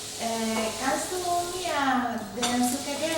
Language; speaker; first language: German; non-native, learner; Spanish